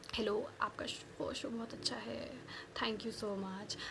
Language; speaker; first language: Hindi; native; Hindi